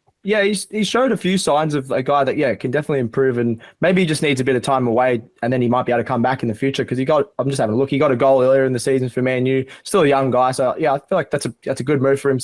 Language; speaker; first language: English; native; English